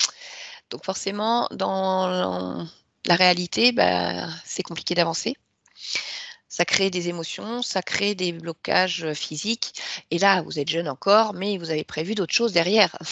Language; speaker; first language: French; native; French